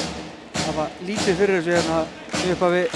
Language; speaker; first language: Icelandic; native; Icelandic